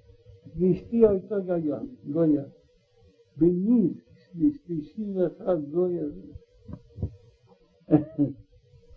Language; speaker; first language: Hebrew; non-native, learner; Russian